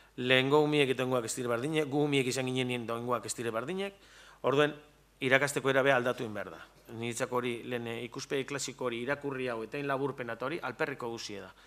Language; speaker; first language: Basque; native; Basque